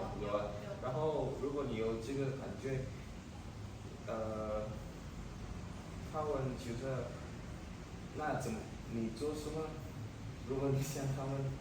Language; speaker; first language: Chinese; non-native, learner; Indonesian